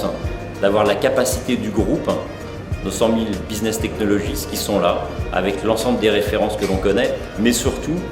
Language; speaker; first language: French; native; French